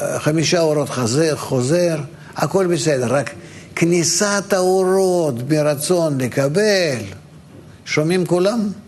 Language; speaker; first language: Hebrew; non-native, fluent; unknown